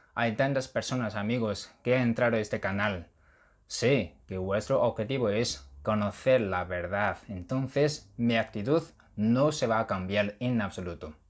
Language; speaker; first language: Spanish; non-native, fluent; Chinese